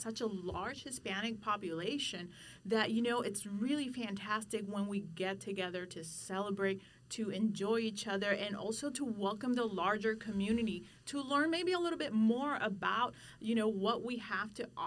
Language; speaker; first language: English; non-native, fluent; Spanish